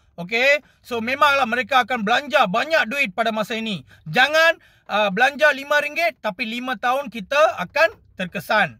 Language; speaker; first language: Malay; non-native, local second language; Tamil